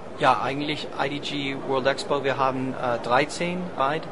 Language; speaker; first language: German; non-native, learner; English